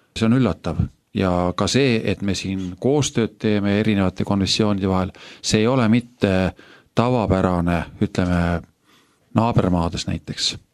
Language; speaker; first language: Estonian; native; Estonian